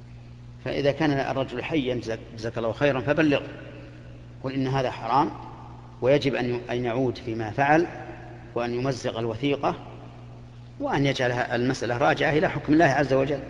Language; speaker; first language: Arabic; native; Arabic